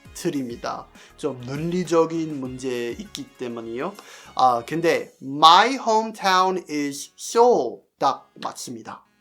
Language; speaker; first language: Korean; non-native, fluent; English